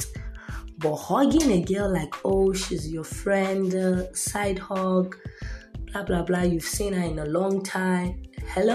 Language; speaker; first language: English; non-native, local second language; Yoruba